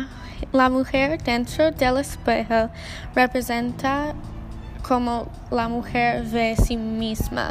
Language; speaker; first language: Spanish; non-native, learner; English